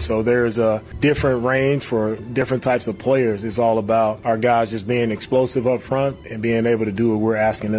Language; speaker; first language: English; native; English